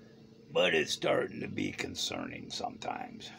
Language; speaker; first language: English; native; English